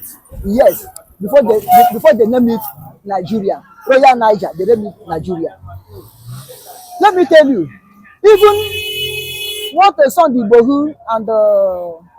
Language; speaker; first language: English; non-native, local second language; Igbo